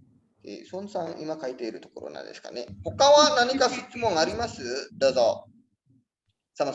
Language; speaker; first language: Japanese; non-native, fluent; Indonesian